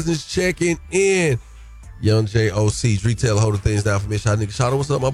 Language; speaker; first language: English; native; English